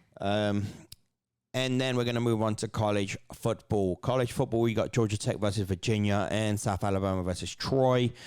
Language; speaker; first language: English; native; English